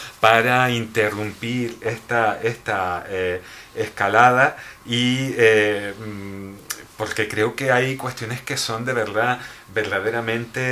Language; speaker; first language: Spanish; native; Spanish